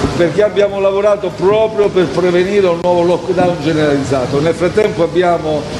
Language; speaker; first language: Italian; native; Italian